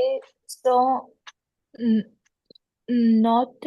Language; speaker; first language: French; non-native, learner; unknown